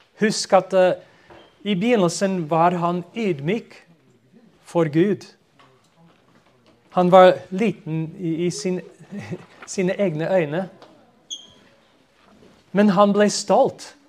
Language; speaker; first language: Norwegian; non-native, fluent; English